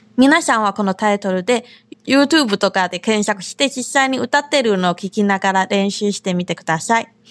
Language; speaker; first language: Japanese; non-native, fluent; Chinese